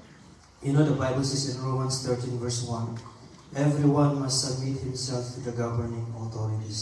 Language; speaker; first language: English; non-native, local second language; Filipino